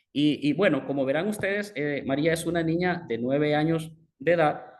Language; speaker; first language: Spanish; native; Spanish